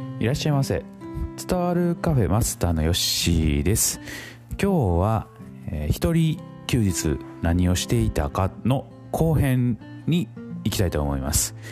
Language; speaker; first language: Japanese; native; Japanese